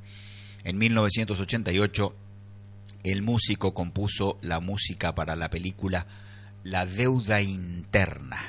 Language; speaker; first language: Spanish; native; Spanish